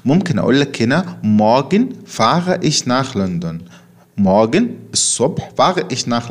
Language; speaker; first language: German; non-native, fluent; Arabic